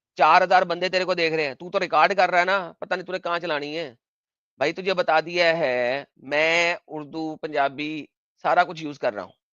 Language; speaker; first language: Urdu; non-native, local second language; Punjabi